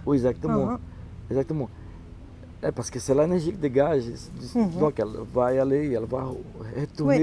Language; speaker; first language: French; non-native, learner; Portuguese